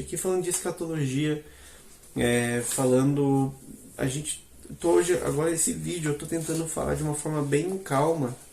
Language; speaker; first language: Portuguese; native; Portuguese